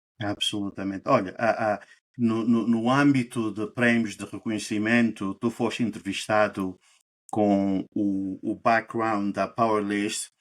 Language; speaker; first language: Portuguese; native; Portuguese